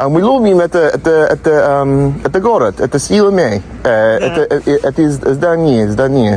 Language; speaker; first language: Russian; non-native, learner; English